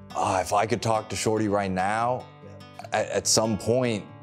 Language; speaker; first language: English; native; English